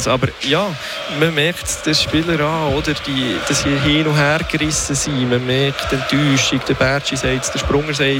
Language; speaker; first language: German; native; German